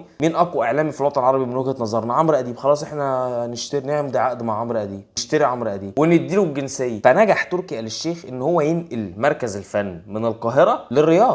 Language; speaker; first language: Arabic; native; Arabic